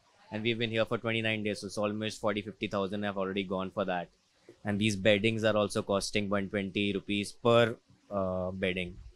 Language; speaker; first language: English; non-native, local second language; Hindi